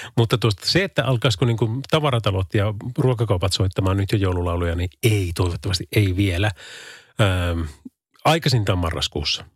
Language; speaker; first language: Finnish; native; Finnish